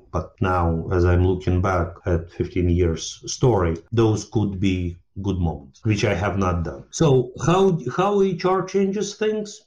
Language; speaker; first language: English; non-native, fluent; Ukrainian